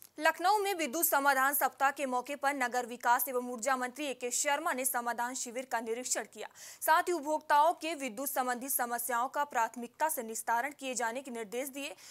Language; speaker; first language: Hindi; native; Hindi